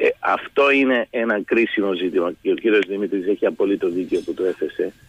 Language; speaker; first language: Greek; early bilingual, heritage; Greek